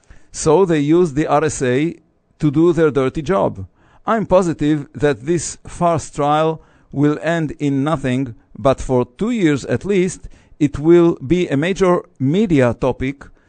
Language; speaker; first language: English; non-native, fluent; Hebrew